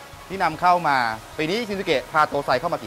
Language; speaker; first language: Thai; native; Thai